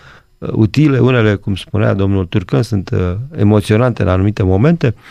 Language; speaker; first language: Romanian; native; Romanian